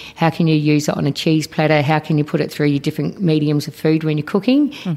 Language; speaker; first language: English; native; English